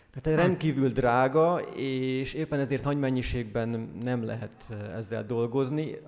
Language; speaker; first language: Hungarian; native; Hungarian